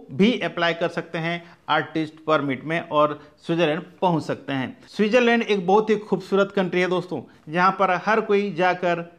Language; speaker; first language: Hindi; native; Hindi